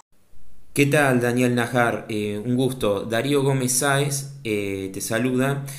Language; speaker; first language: Spanish; native; Spanish